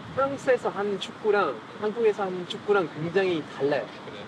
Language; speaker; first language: Korean; non-native, fluent; French